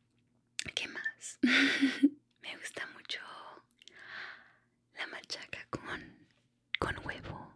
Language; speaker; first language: Spanish; early bilingual, heritage; Spanish